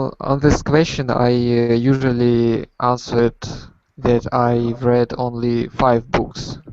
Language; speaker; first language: English; non-native, learner; Russian